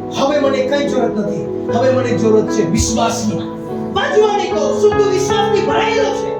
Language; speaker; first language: Gujarati; non-native, local second language; Gamit